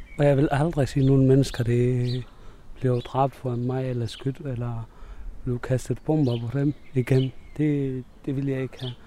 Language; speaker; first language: Danish; non-native, fluent; Arabic